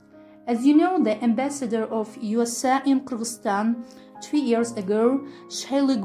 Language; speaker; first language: English; non-native, fluent; Kyrgyz